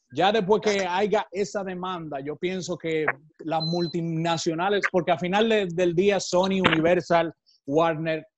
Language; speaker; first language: Spanish; native; Spanish